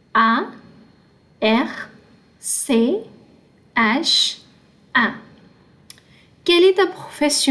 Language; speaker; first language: French; non-native, fluent; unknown